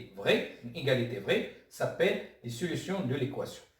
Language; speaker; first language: French; non-native, local second language; Arabic